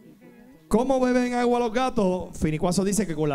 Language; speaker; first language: Spanish; native; Spanish